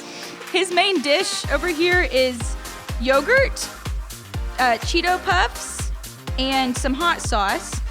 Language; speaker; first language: English; native; English